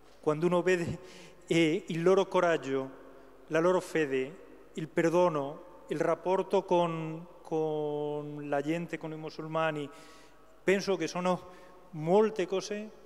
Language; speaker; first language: Italian; non-native, fluent; Spanish